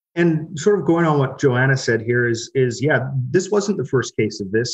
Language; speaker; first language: English; native; English